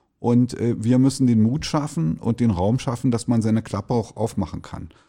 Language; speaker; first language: German; native; German